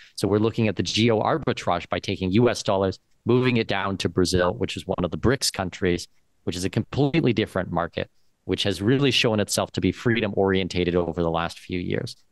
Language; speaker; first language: English; native; English